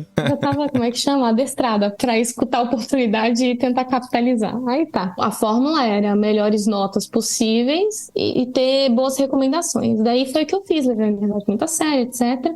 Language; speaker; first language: Portuguese; native; Portuguese